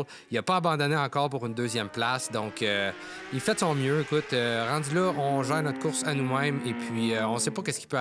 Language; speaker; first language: French; native; French